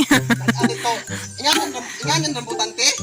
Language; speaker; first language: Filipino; non-native, local second language; Cebuano